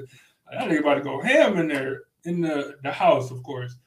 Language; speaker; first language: English; native; English